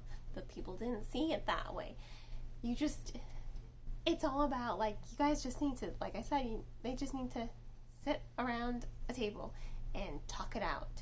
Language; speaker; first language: English; native; English